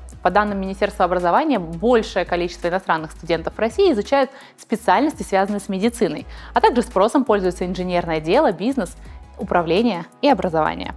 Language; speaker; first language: Russian; native; Russian